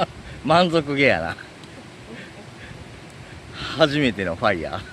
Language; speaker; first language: Japanese; native; Japanese